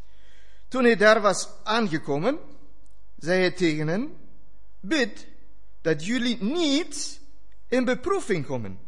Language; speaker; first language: Dutch; non-native, fluent; German